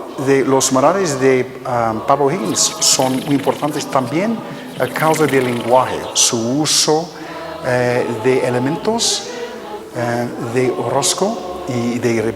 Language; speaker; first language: Spanish; non-native, fluent; English